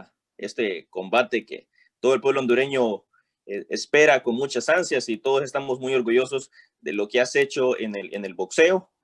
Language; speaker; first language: Spanish; native; Spanish